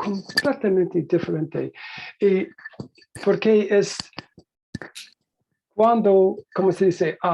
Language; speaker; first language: Spanish; non-native, learner; English